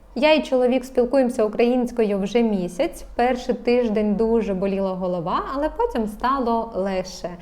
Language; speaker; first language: Ukrainian; non-native, local second language; Russian